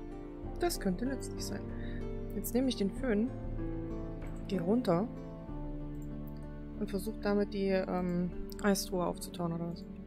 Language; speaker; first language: German; native; German